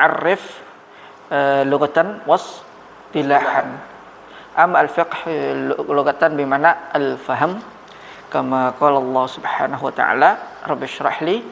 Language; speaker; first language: Arabic; non-native, fluent; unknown